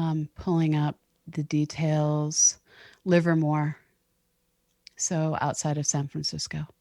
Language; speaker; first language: English; native; English